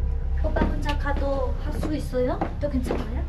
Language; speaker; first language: Korean; non-native, learner; Hmong